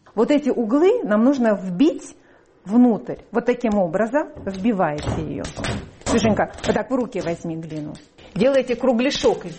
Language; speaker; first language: Russian; native; Russian